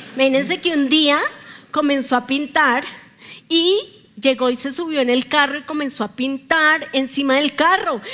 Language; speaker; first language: Spanish; native; Spanish